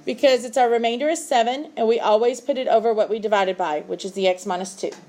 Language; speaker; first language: English; native; English